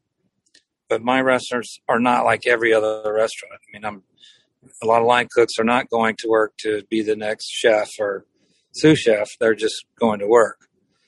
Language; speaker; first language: English; native; English